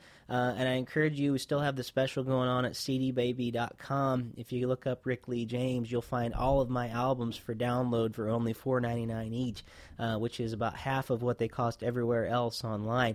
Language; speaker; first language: English; native; English